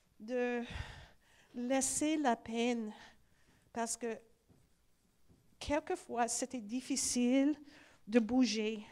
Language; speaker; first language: French; non-native, fluent; English